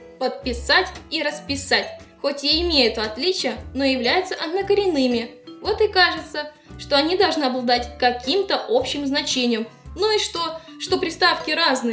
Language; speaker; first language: Russian; native; Russian